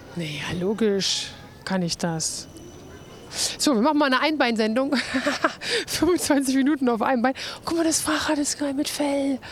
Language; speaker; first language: German; native; German